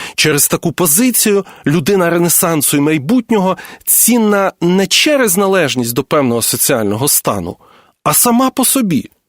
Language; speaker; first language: Ukrainian; native; Ukrainian